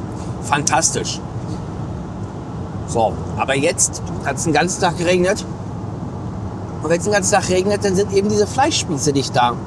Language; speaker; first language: German; native; German